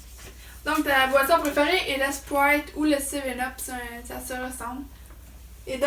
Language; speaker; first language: French; native; French